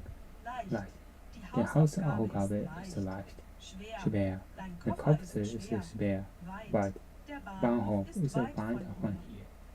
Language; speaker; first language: German; non-native, learner; Japanese